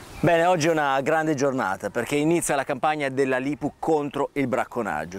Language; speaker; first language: Italian; native; Italian